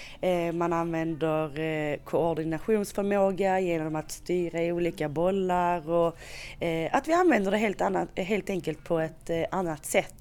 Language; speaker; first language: Swedish; native; Swedish